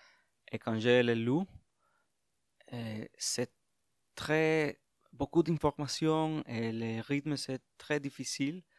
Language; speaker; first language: French; non-native, learner; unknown